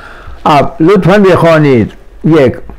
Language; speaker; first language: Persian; non-native, fluent; Urdu